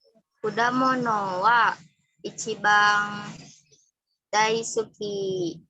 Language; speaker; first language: Japanese; non-native, learner; Indonesian